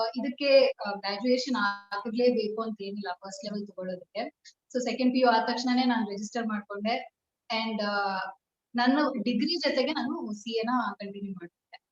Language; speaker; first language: Kannada; non-native, local second language; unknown